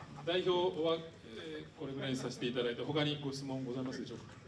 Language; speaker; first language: Japanese; native; Japanese